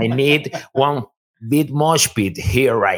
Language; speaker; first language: English; non-native, learner; Spanish